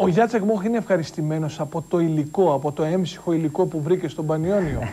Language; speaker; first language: Greek; native; Greek